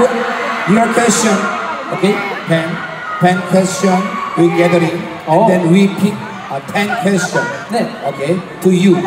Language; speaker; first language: English; non-native, learner; Korean